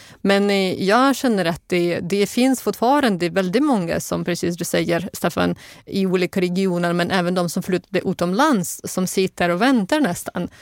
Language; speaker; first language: Swedish; non-native, fluent; Russian